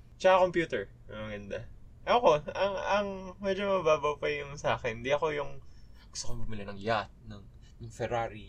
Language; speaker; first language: Filipino; native; Filipino